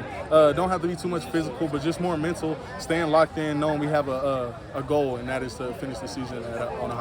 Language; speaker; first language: English; native; English